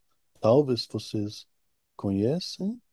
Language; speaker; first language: Portuguese; non-native, fluent; English